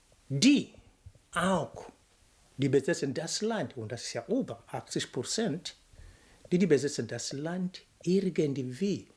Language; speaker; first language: German; non-native, fluent; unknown